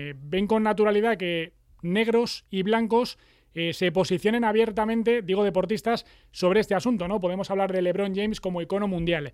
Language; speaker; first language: Spanish; native; Spanish